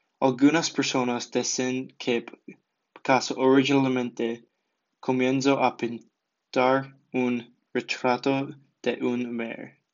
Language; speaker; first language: Spanish; non-native, learner; English